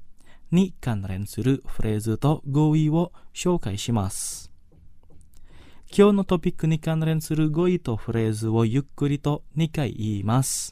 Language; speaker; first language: Japanese; non-native, fluent; Indonesian